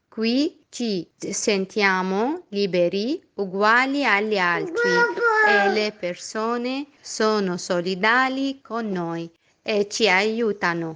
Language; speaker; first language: Italian; non-native, fluent; Arabic